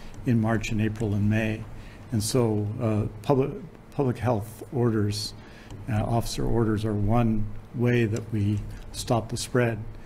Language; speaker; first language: English; native; English